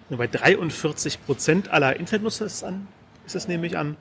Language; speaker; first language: German; native; German